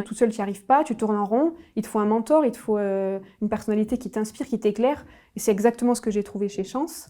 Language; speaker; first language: French; native; French